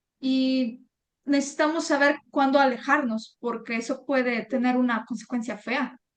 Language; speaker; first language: Spanish; non-native, fluent; Ukrainian